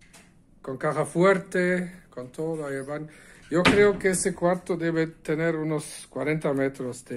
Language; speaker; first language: Spanish; non-native, fluent; German